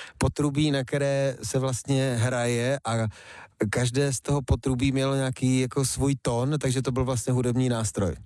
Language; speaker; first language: Czech; early bilingual, other home language; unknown